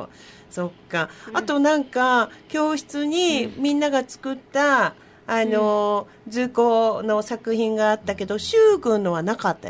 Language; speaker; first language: Japanese; native; Japanese